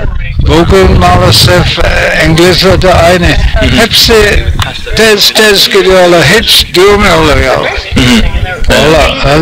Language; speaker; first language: Turkish; non-native, learner; English